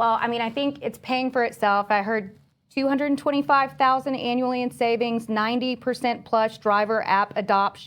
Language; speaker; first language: English; native; English